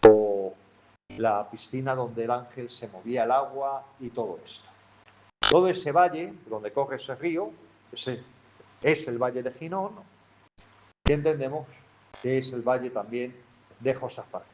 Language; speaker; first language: Spanish; native; Spanish